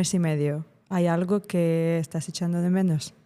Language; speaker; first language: Spanish; non-native, fluent; Ukrainian